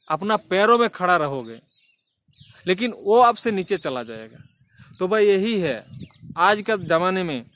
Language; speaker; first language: Hindi; non-native, local second language; Bangla